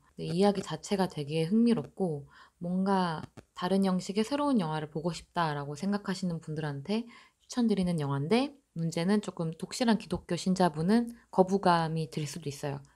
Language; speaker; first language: Korean; native; Korean